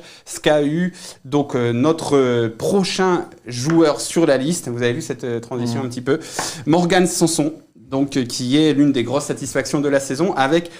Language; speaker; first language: French; native; French